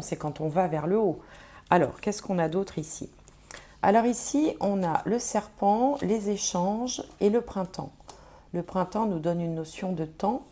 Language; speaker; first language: French; native; French